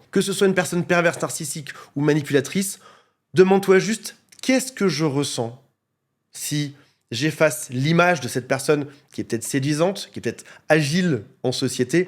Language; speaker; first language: French; native; French